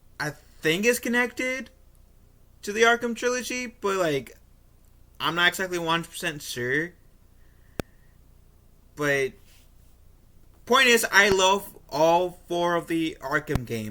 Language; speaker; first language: English; native; English